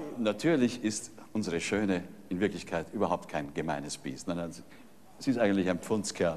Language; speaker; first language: German; native; German